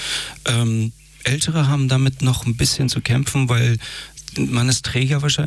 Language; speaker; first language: German; early bilingual, other home language; Persian